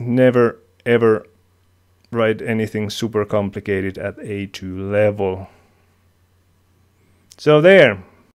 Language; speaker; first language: English; non-native, fluent; Finnish